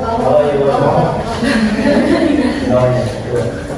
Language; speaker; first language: English; non-native, learner; Indonesian